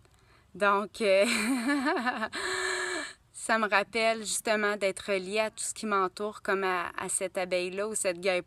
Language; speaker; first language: French; native; French